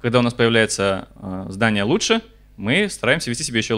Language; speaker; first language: Russian; native; Russian